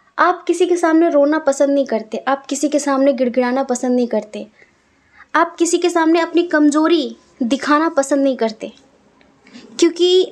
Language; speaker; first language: Hindi; native; Hindi